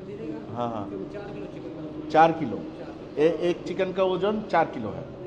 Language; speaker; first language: Hindi; non-native, fluent; Bangla